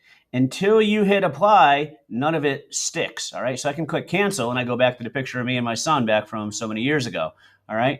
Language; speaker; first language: English; native; English